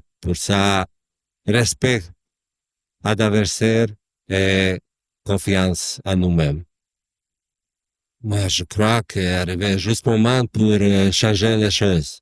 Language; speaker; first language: French; non-native, learner; Croatian